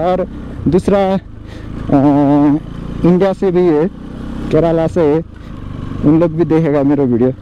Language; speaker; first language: Hindi; non-native, learner; Nepali